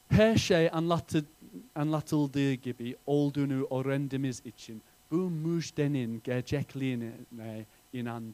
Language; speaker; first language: Turkish; non-native, fluent; English